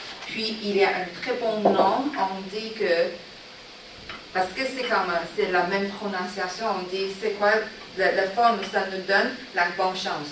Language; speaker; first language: French; non-native, learner; Chinese